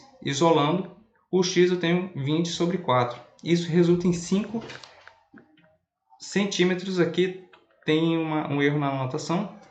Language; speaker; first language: Portuguese; native; Portuguese